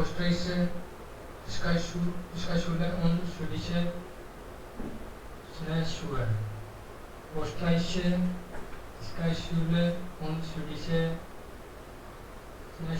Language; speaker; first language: German; non-native, learner; Hindi